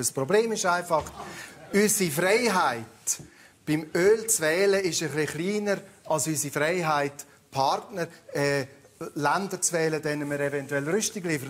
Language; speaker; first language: German; native; German